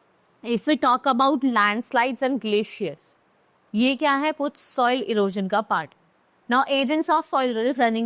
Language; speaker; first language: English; non-native, local second language; Hindi